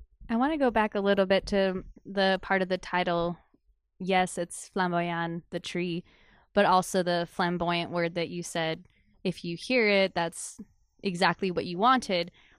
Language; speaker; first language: English; native; English